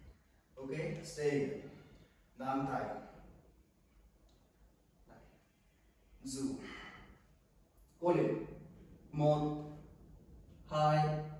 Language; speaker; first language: Vietnamese; non-native, learner; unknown